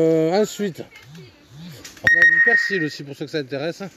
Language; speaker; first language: French; native; French